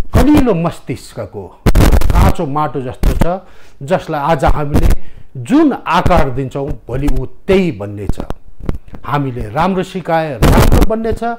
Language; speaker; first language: Nepali; native; Nepali